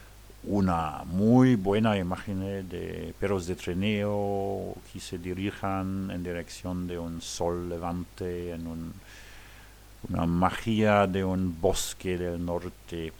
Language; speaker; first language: Spanish; non-native, learner; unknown